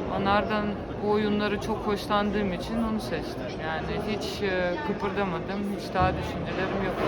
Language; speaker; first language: Turkish; non-native, fluent; Russian